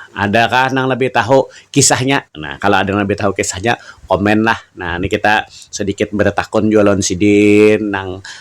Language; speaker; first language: Indonesian; non-native, local second language; Banjar